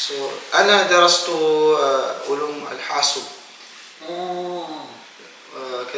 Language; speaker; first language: Arabic; non-native, fluent; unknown